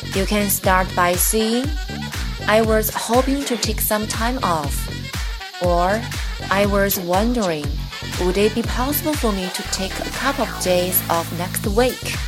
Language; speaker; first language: English; non-native, fluent; Chinese